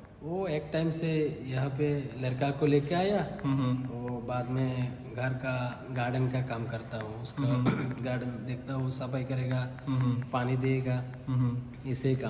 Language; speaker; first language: Hindi; non-native, learner; Bangla